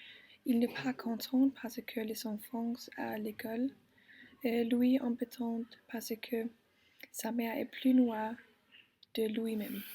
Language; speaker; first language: French; non-native, learner; Danish